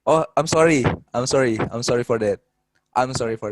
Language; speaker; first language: English; non-native, fluent; Indonesian